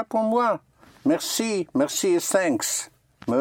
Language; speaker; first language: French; non-native, fluent; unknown